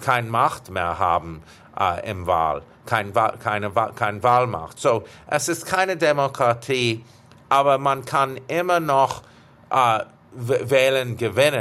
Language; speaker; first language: German; non-native, fluent; English